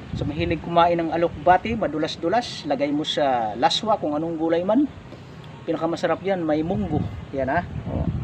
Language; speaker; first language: Filipino; non-native, local second language; Cebuano